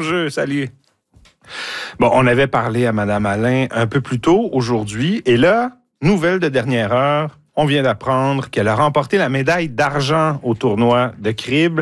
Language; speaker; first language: French; native; French